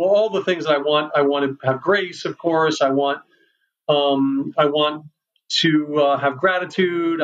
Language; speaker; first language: English; native; English